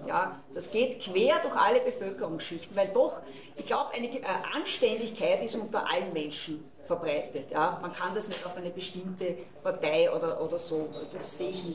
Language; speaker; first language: German; native; German